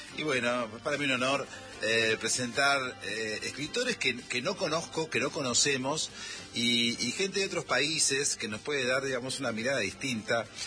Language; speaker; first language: Spanish; native; Spanish